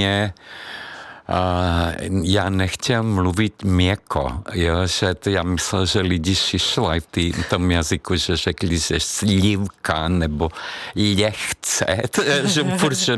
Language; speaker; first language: Czech; non-native, fluent; Hungarian